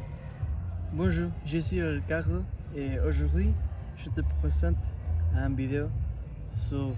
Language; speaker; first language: French; non-native, learner; Spanish